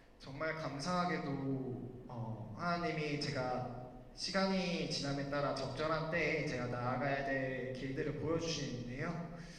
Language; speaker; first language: Korean; native; Korean